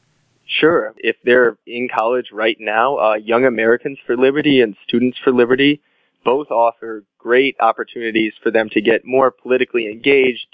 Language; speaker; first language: English; native; English